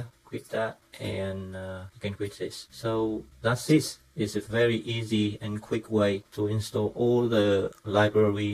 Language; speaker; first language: English; non-native, fluent; Vietnamese